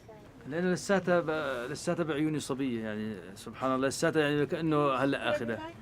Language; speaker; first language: Arabic; native; Arabic